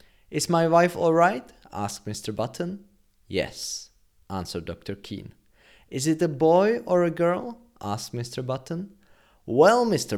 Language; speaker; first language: English; non-native, fluent; Czech